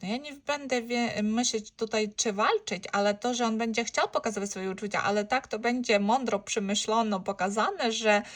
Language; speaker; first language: Polish; non-native, learner; Ukrainian